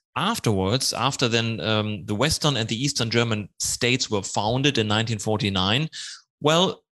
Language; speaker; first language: English; non-native, fluent; German